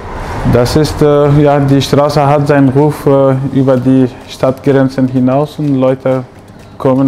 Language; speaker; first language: German; non-native, fluent; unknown